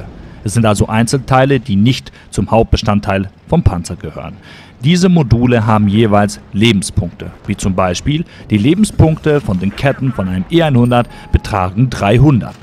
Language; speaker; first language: German; native; German